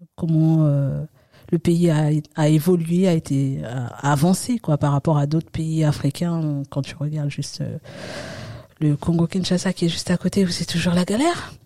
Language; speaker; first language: French; early bilingual, other home language; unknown